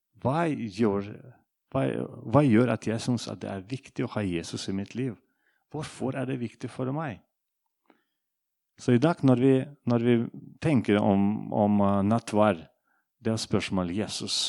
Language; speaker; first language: Norwegian; non-native, fluent; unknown